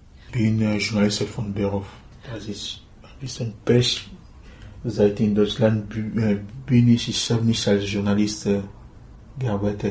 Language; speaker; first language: German; non-native, learner; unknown